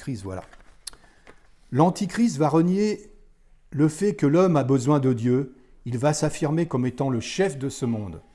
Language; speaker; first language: French; native; French